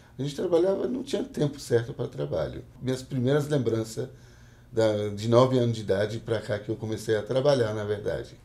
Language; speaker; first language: Portuguese; non-native, fluent; Persian